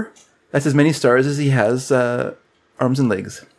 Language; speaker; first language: English; native; English